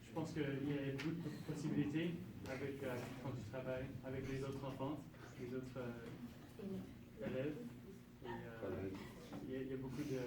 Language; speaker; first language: French; non-native, local second language; English